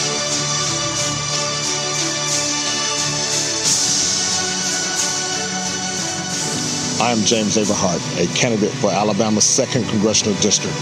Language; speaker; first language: English; native; English